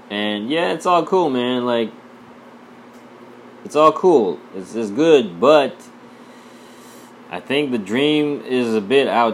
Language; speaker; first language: English; non-native, local second language; Bangla